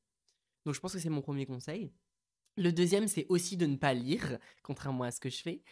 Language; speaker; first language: French; native; French